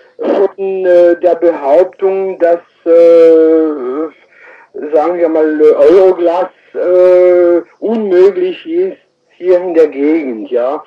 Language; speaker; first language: German; non-native, fluent; French